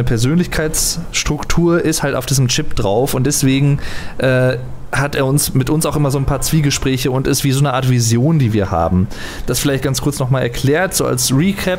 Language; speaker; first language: German; native; German